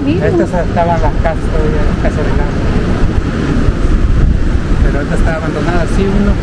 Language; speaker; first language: Spanish; native; Spanish